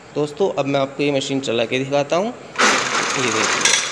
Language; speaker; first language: Hindi; native; Hindi